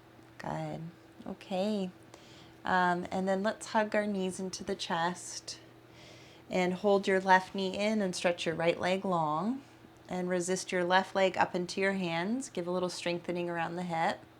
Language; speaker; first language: English; native; English